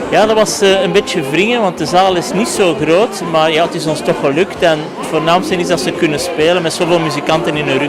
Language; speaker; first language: Dutch; native; Dutch